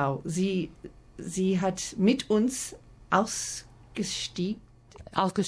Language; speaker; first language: German; non-native, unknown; English